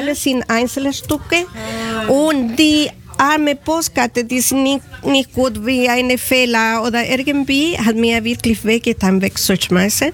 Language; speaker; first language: German; non-native, fluent; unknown